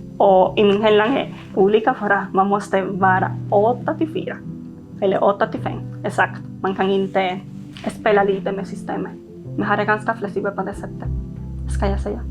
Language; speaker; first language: Swedish; non-native, fluent; Spanish